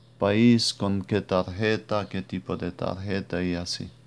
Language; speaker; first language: Spanish; non-native, fluent; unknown